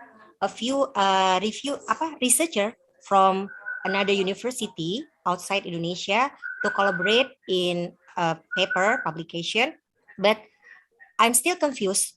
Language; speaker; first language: English; non-native, fluent; Indonesian